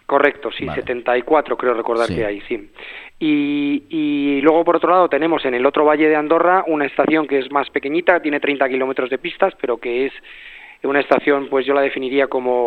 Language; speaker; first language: Spanish; native; Spanish